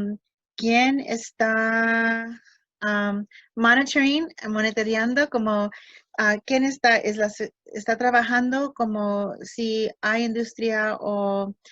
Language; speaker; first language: Spanish; early bilingual, heritage; English